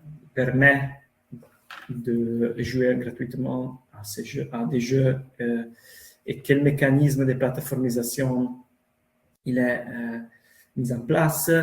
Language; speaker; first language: French; non-native, fluent; Italian